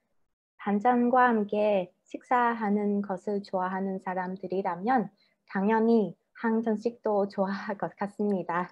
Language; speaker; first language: Korean; non-native, fluent; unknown